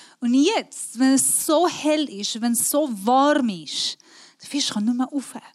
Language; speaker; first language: German; non-native, fluent; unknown